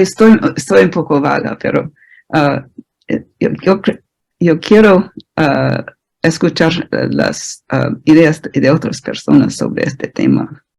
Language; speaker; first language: Spanish; non-native, fluent; English